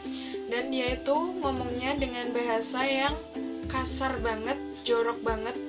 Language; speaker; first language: Indonesian; native; Indonesian